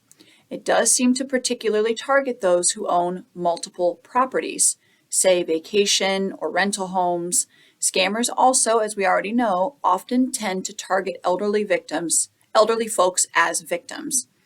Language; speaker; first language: English; native; English